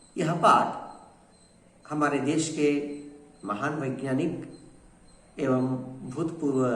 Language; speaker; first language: Hindi; non-native, local second language; Kannada